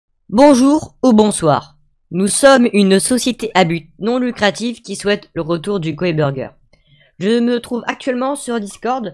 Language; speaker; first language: French; native; French